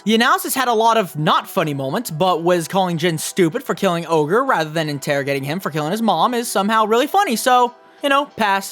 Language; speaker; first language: English; native; English